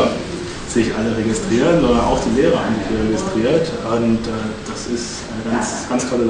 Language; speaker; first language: German; native; German